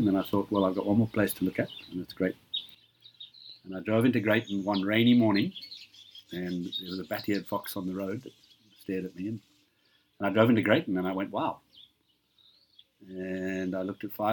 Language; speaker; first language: English; native; English